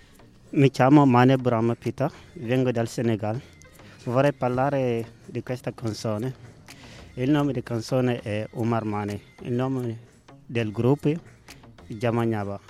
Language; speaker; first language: Italian; non-native, learner; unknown